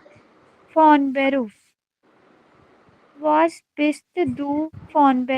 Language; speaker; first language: German; non-native, learner; Hindi